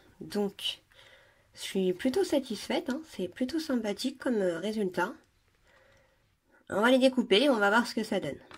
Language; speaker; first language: French; native; French